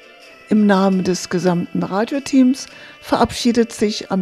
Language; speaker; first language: German; native; German